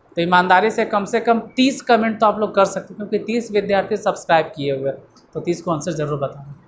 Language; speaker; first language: Hindi; native; Hindi